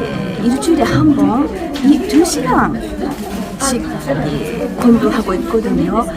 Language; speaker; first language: Korean; non-native, learner; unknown